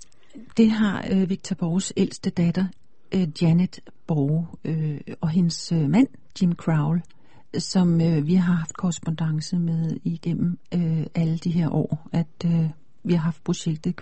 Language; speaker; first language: Danish; native; Danish